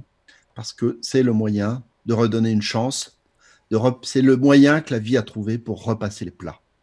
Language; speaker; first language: French; native; French